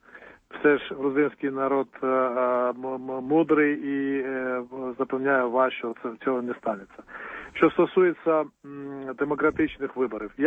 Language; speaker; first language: Ukrainian; non-native, fluent; Georgian